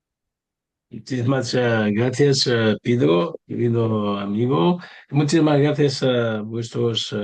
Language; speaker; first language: Spanish; non-native, learner; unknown